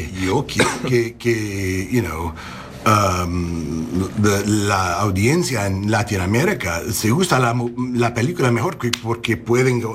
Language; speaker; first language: Spanish; non-native, learner; English